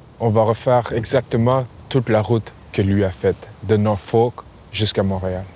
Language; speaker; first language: French; native; French